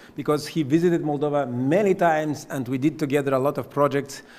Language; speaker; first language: English; non-native, fluent; Romanian